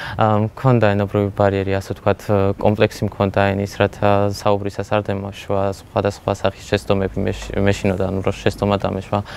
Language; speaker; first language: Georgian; non-native, local second language; Armenian